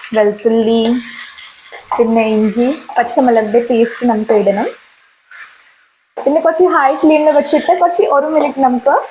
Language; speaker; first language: Malayalam; native; Malayalam